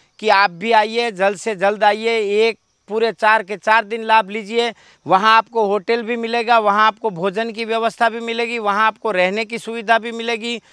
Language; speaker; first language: Hindi; non-native, local second language; Gujarati